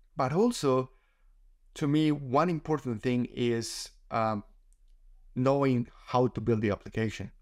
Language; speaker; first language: English; non-native, fluent; Spanish